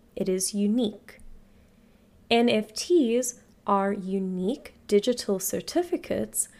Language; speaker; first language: English; native; English